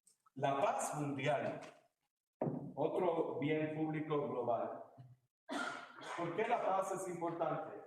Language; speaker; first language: Spanish; early bilingual, heritage; Spanish